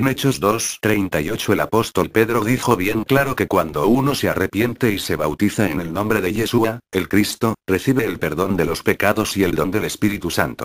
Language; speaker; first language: Spanish; native; Spanish